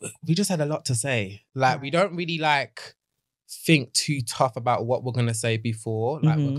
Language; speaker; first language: English; native; English